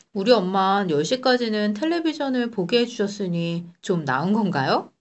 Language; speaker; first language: Korean; native; Korean